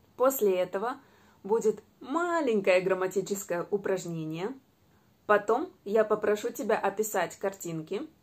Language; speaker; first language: Russian; native; Russian